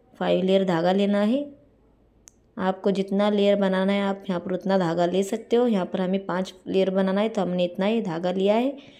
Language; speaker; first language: Hindi; native; Hindi